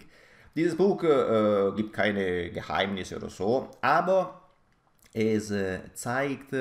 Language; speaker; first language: German; non-native, fluent; Italian